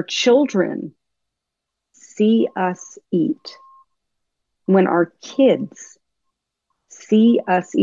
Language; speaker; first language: English; native; English